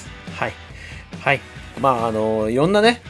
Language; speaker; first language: Japanese; native; Japanese